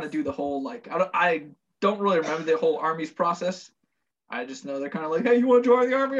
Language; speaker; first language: English; native; English